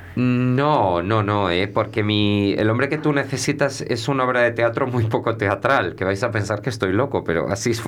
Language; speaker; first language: Spanish; native; Spanish